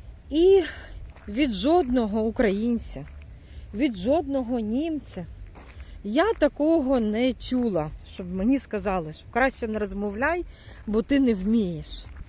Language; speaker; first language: Ukrainian; non-native, local second language; Russian